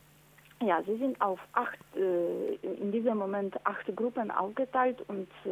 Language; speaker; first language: German; non-native, fluent; Polish